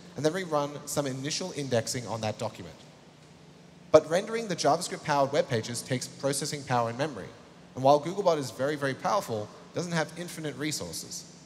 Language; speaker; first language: English; native; English